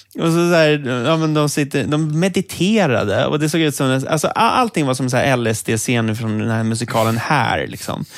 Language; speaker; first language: Swedish; native; Swedish